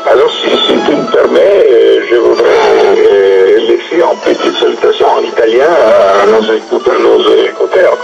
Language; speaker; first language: French; non-native, fluent; Italian